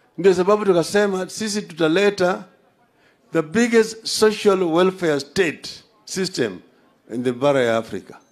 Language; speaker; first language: Swahili; non-native, local second language; Luo (Kenya and Tanzania)